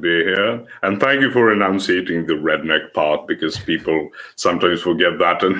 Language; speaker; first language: English; non-native, fluent; Serbian